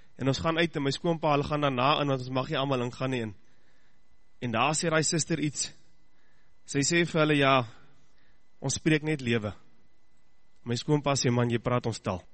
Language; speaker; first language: Afrikaans; native; Afrikaans